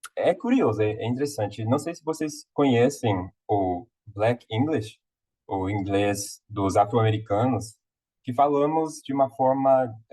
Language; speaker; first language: Portuguese; non-native, fluent; English